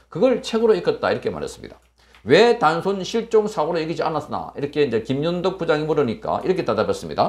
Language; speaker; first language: Korean; native; Korean